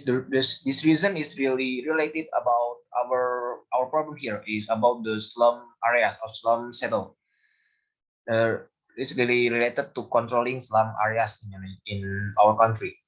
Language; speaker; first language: English; non-native, learner; Indonesian